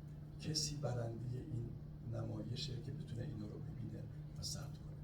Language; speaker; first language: Persian; native; Persian